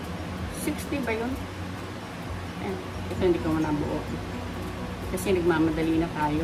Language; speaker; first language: Filipino; native; Filipino